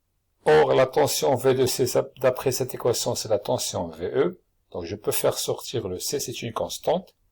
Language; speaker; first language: French; non-native, local second language; Arabic